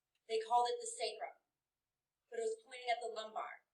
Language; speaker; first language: English; native; English